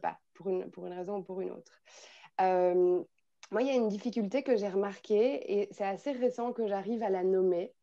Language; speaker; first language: French; native; French